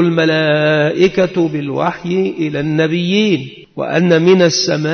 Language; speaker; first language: Arabic; native; Arabic